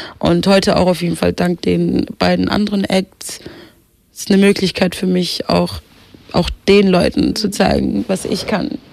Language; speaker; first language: German; early bilingual, other home language; Swahili